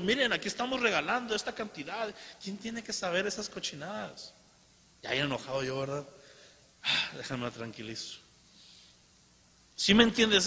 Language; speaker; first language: Spanish; native; Spanish